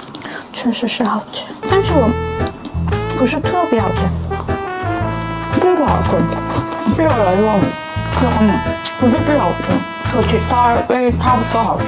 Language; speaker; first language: Chinese; non-native, learner; Korean